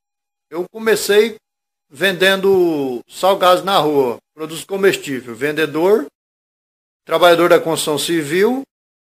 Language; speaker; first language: Portuguese; native; Portuguese